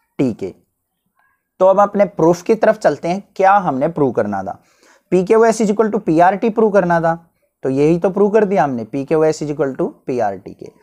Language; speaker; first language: Hindi; native; Hindi